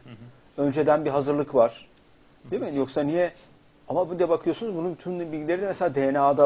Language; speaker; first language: Turkish; native; Turkish